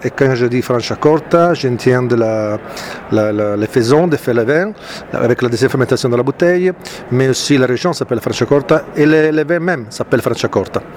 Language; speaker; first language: French; non-native, fluent; Italian